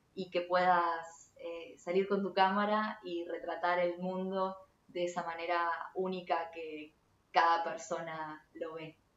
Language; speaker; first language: Spanish; native; Spanish